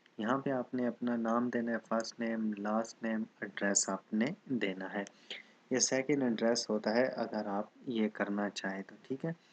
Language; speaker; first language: Urdu; non-native, local second language; Saraiki